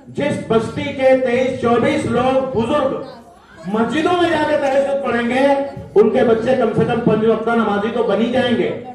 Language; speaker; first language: Urdu; native; Urdu